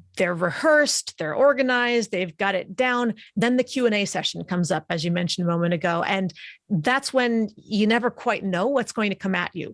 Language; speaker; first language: English; native; English